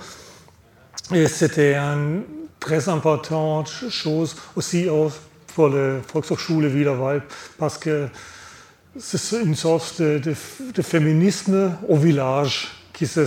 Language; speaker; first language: French; non-native, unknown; German